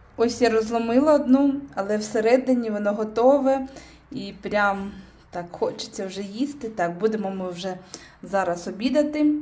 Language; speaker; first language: Ukrainian; non-native, local second language; Russian